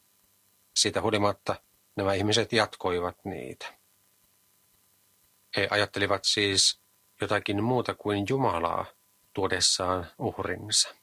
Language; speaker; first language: Finnish; native; Finnish